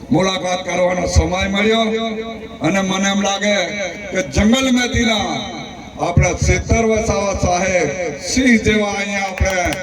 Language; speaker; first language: Gujarati; non-native, local second language; Rathawi